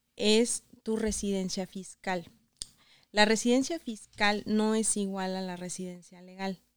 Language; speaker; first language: Spanish; native; Spanish